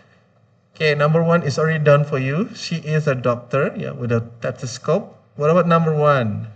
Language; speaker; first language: English; non-native, fluent; Indonesian